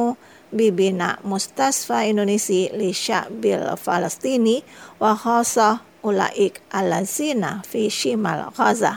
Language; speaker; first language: Arabic; non-native, fluent; Indonesian